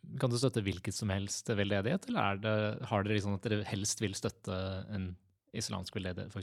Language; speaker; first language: Norwegian; native; Norwegian